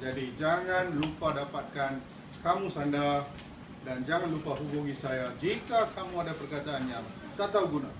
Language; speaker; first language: Malay; non-native, local second language; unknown